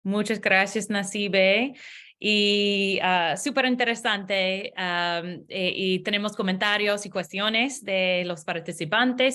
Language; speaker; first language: Spanish; non-native, learner; English